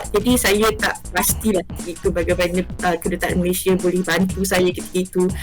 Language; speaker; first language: Malay; native; Malay